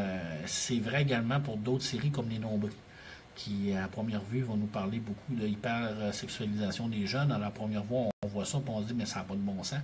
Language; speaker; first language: French; native; French